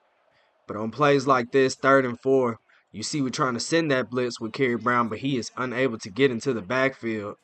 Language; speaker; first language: English; native; English